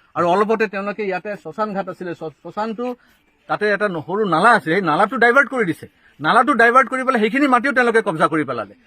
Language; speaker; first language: Assamese; non-native, local second language; Bangla